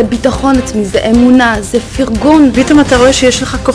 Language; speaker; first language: Hebrew; native; Hebrew